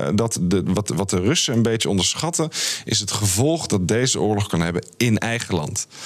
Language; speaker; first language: Dutch; native; Dutch